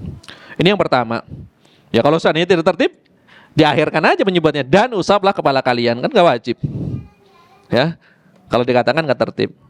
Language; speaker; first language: Indonesian; native; Indonesian